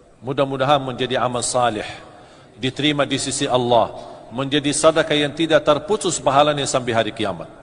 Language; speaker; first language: Malay; non-native, fluent; Arabic